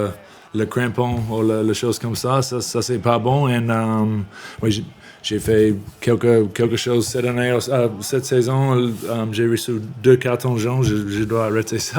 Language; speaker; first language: French; non-native, learner; English